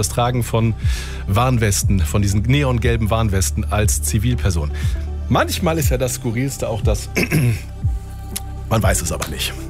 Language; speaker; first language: German; native; German